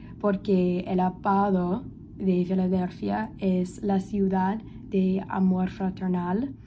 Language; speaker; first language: Spanish; non-native, learner; English